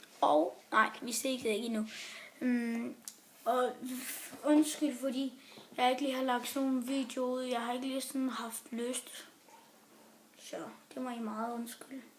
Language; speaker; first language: Danish; native; Danish